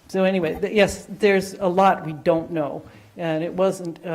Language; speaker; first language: English; non-native, fluent; Dutch